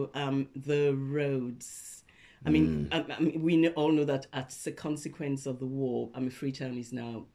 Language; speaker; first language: English; non-native, local second language; Krio